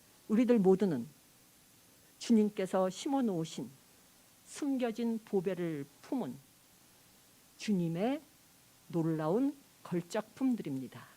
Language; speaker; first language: Korean; native; Korean